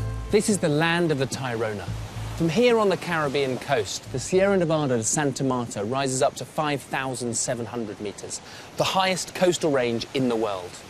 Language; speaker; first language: English; native; English